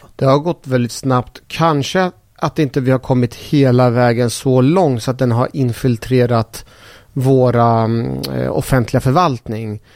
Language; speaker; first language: Swedish; early bilingual, other home language; Persian